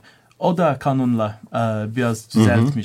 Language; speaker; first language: Turkish; non-native, learner; English